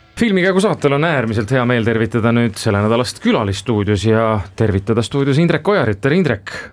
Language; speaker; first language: Estonian; native; Estonian